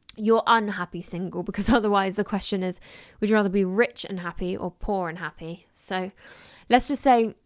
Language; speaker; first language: English; native; English